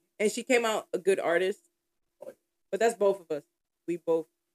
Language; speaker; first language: English; early bilingual, other home language; Spanish